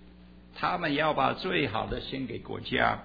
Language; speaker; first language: Chinese; early bilingual, heritage; Chinese